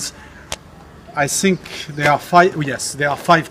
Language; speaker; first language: English; non-native, learner; French